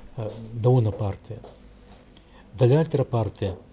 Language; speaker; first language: Italian; non-native, learner; Russian